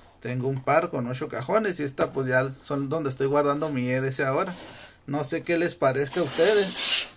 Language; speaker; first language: Spanish; native; Spanish